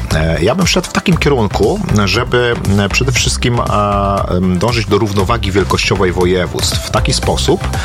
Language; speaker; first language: Polish; native; Polish